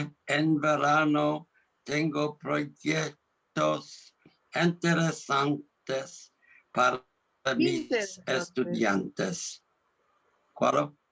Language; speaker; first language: Spanish; non-native, learner; English